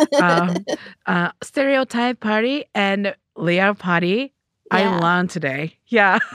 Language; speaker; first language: English; non-native, learner; Japanese